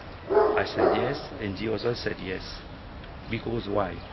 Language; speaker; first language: English; non-native, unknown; French